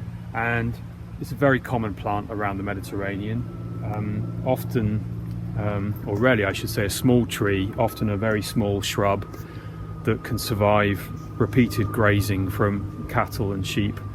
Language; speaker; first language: English; native; English